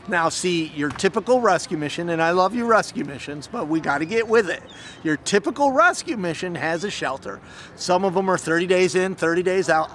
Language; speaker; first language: English; native; English